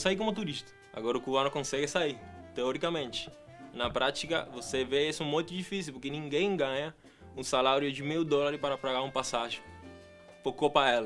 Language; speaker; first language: Portuguese; non-native, fluent; Spanish